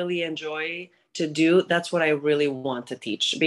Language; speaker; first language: English; non-native, fluent; Greek